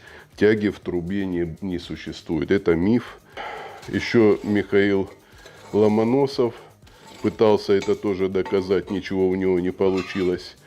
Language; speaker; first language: Russian; native; Russian